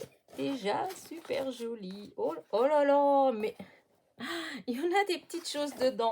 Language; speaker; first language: French; native; French